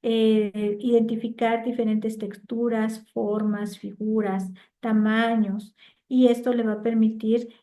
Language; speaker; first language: Spanish; native; Spanish